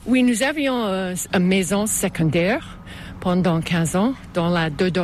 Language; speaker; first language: French; non-native, fluent; English